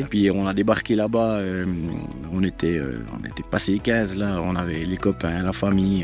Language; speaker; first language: French; native; French